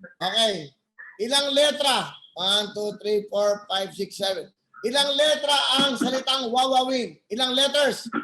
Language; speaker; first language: Filipino; native; Filipino